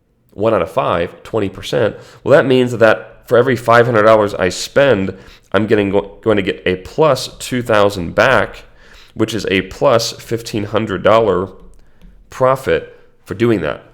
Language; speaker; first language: English; native; English